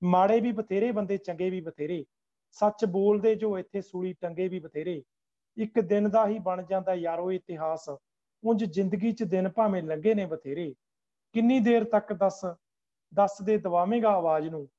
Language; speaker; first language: Hindi; native; Hindi